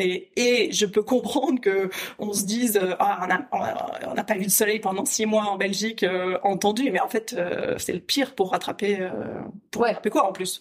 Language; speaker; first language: French; native; French